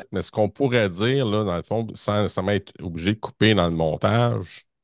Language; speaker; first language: French; native; French